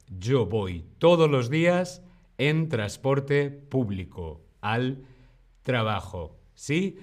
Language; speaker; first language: Spanish; non-native, fluent; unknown